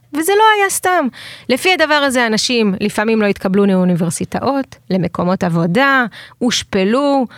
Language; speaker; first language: Hebrew; early bilingual, other home language; Russian